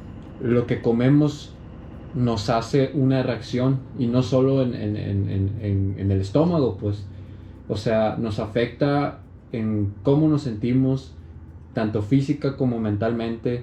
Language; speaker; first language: Spanish; native; Spanish